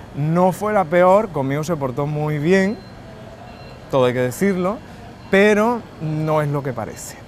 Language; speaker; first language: Spanish; native; Spanish